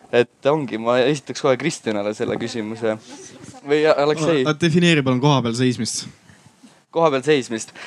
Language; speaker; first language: Estonian; non-native, local second language; Russian